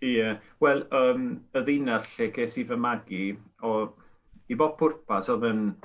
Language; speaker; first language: Welsh; non-native, fluent; Spanish